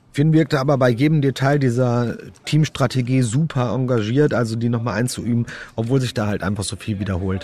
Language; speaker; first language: German; native; German